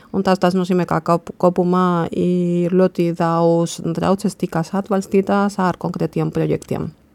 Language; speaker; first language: Latvian; non-native, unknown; Spanish